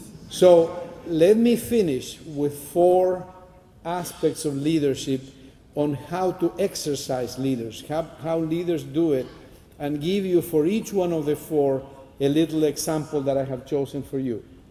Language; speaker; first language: English; non-native, fluent; Spanish